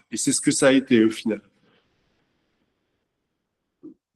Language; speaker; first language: French; native; French